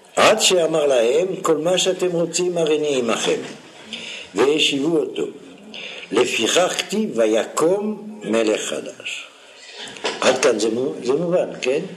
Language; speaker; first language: Hebrew; non-native, fluent; French